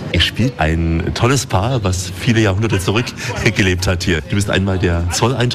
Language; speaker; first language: German; native; German